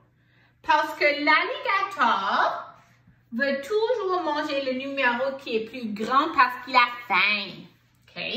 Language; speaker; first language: French; non-native, local second language; English